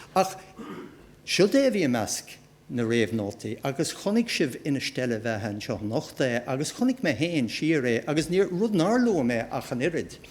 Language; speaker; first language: Irish; native; Irish